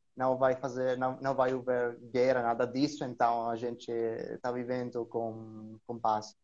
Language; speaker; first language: Portuguese; non-native, learner; Greek